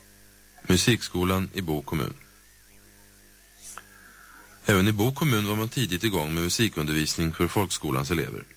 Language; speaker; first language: Swedish; native; Swedish